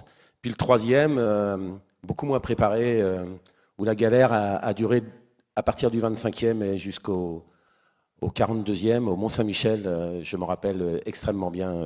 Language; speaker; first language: French; native; French